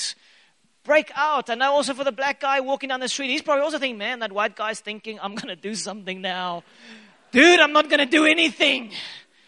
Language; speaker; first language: English; native; English